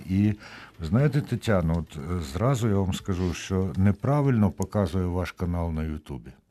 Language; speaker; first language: Ukrainian; native; Ukrainian